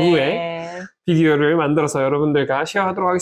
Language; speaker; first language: Korean; native; Korean